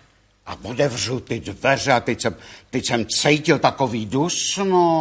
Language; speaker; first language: Czech; native; Czech